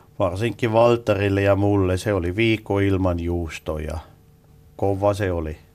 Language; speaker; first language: Finnish; non-native, fluent; Swiss German